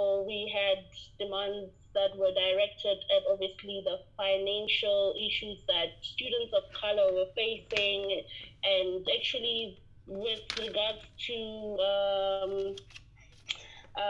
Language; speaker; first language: English; non-native, local second language; Northern Sotho